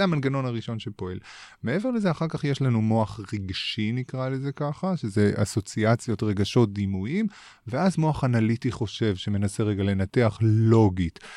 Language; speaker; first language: Hebrew; native; Hebrew